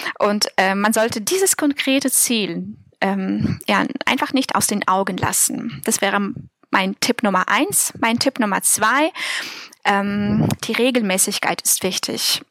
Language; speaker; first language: German; non-native, fluent; Russian